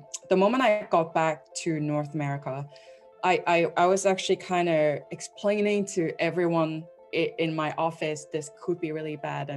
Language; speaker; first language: English; non-native, local second language; Cantonese